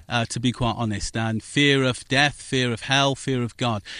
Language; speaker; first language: English; native; English